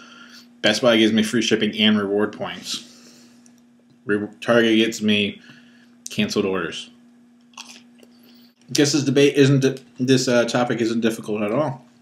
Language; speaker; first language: English; native; English